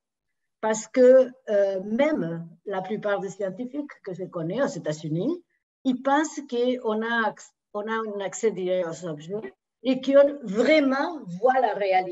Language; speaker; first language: French; non-native, fluent; Spanish